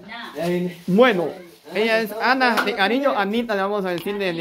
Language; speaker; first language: Spanish; native; Spanish